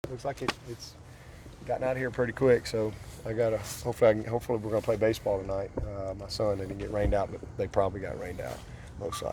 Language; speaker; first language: English; native; English